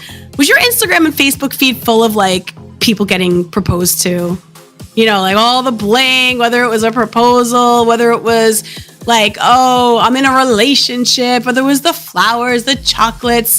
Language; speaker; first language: English; native; English